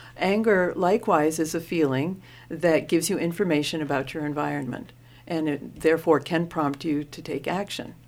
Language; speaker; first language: English; native; English